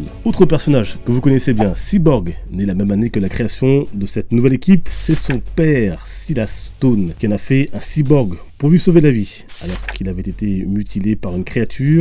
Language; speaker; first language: French; native; French